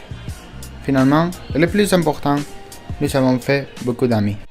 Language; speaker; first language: French; non-native, learner; Spanish